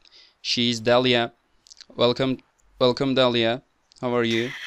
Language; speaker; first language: English; non-native, fluent; Turkish